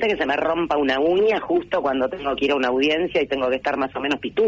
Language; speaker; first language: Spanish; native; Spanish